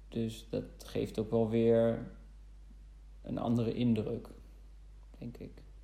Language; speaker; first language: Dutch; non-native, fluent; German